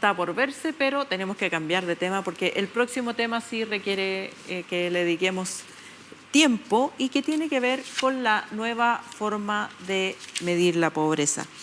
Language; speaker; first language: Spanish; native; Spanish